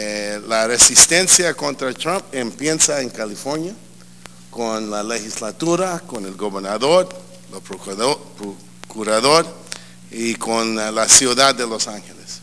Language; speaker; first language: Spanish; early bilingual, heritage; English